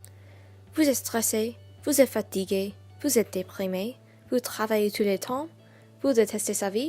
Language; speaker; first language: French; non-native, learner; English